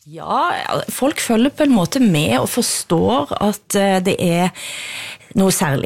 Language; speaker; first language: Norwegian; native; Norwegian